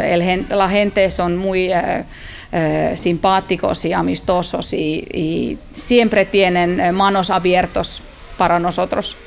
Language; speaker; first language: Spanish; non-native, learner; Finnish